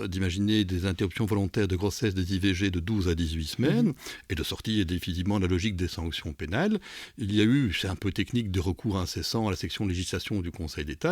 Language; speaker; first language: French; native; French